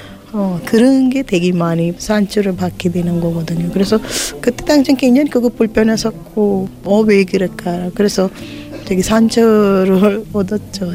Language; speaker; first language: Korean; non-native, fluent; Sinhala